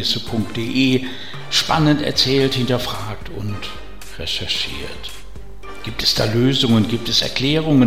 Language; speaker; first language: German; native; German